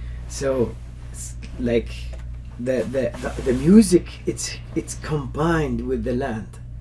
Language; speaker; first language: English; non-native, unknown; Arabic